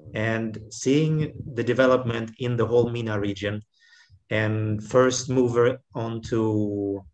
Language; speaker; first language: English; non-native, fluent; Swedish